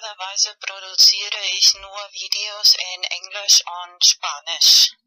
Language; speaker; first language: German; non-native, fluent; Spanish